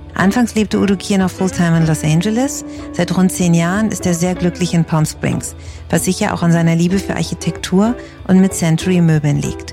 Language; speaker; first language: German; native; German